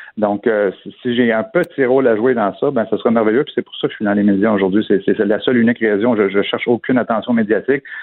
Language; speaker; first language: French; native; French